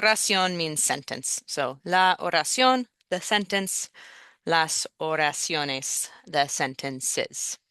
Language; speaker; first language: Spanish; non-native, fluent; English